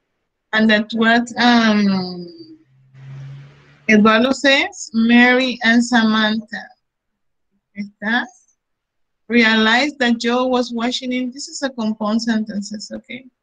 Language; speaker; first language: English; non-native, fluent; Spanish